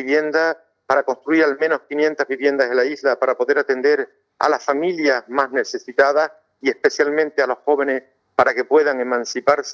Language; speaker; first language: Spanish; native; Spanish